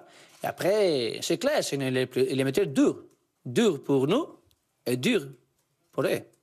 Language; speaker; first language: French; non-native, learner; Spanish